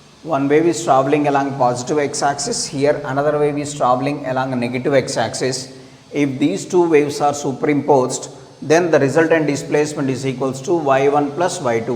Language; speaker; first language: English; non-native, local second language; Telugu